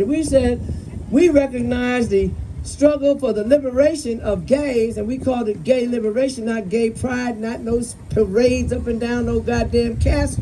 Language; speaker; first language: English; native; English